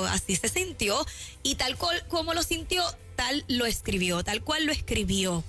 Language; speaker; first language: Spanish; native; Spanish